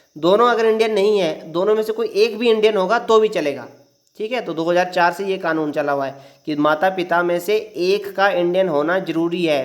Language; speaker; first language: Hindi; native; Hindi